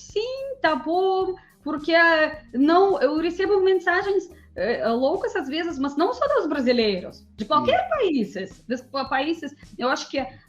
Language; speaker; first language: Portuguese; non-native, fluent; Russian